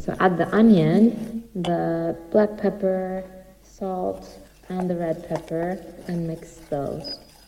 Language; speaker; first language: English; non-native, fluent; Turkish